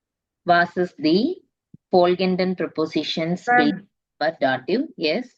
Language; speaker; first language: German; non-native, learner; Tamil